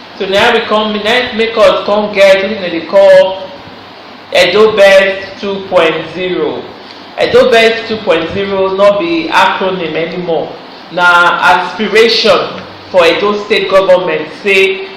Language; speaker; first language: Nigerian Pidgin; non-native, local second language; Bini